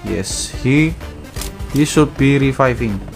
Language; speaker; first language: English; non-native, learner; Indonesian